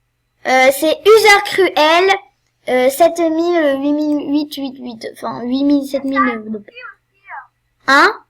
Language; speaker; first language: French; native; French